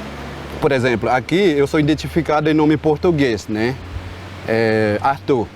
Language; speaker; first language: Portuguese; non-native, local second language; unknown